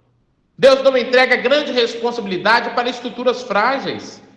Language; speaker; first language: Portuguese; native; Portuguese